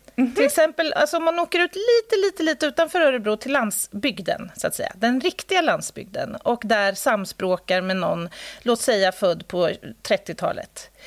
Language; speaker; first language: Swedish; native; Swedish